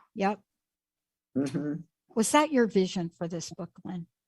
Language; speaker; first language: English; native; English